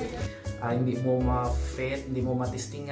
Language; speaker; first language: Filipino; non-native, local second language; Cebuano